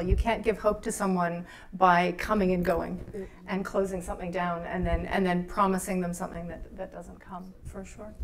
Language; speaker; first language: English; native; English